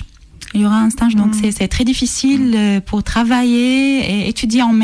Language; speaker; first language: French; non-native, learner; Arabic